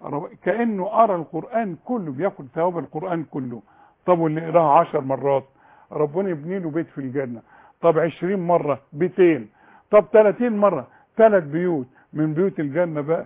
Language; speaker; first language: Arabic; native; Arabic